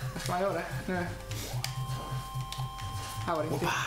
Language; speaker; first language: Swedish; native; Swedish